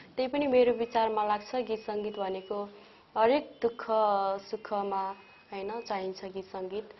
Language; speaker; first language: Nepali; native; Nepali